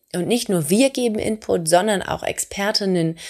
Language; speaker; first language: German; native; German